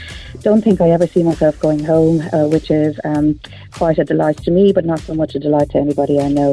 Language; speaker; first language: English; native; English